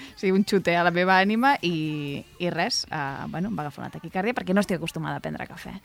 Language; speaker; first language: Catalan; non-native, local second language; Spanish